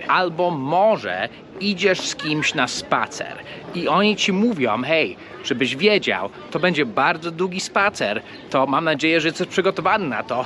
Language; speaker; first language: Polish; non-native, fluent; English